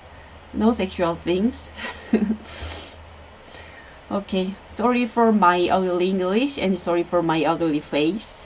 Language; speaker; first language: English; non-native, learner; Korean